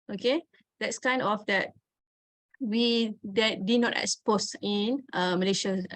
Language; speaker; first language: English; non-native, local second language; Malay